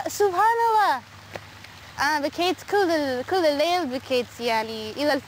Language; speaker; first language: Arabic; non-native, learner; English